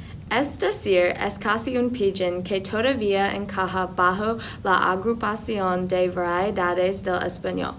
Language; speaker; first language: Spanish; non-native, learner; English